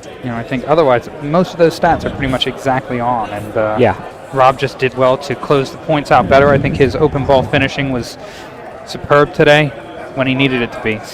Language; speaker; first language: English; native; English